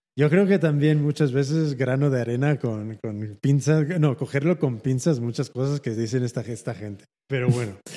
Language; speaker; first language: Spanish; early bilingual, heritage; Spanish